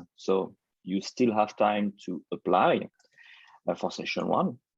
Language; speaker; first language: English; non-native, fluent; French